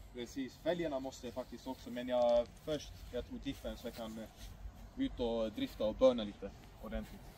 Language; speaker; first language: Swedish; early bilingual, other home language; Estonian